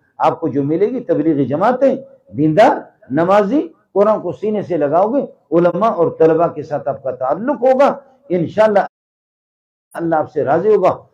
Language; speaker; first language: Urdu; non-native, local second language; Brahui